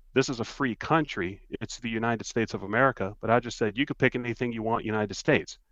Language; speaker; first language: English; native; English